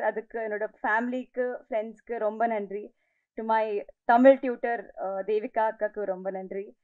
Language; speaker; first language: Tamil; non-native, learner; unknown